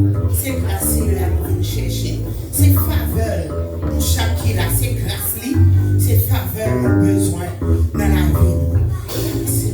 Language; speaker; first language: French; non-native, local second language; Haitian Creole